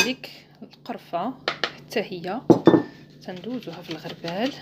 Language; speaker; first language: Arabic; native; Arabic